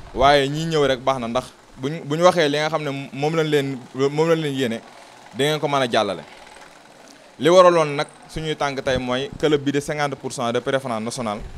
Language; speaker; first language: Wolof; native; Wolof